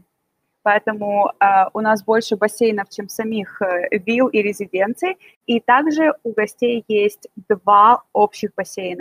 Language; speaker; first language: Russian; native; Russian